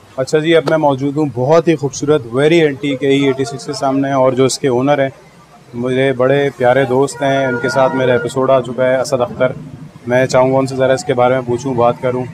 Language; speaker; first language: Urdu; native; Urdu